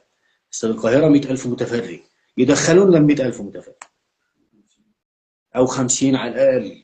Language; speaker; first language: Arabic; native; Arabic